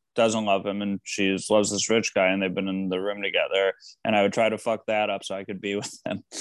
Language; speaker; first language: English; native; English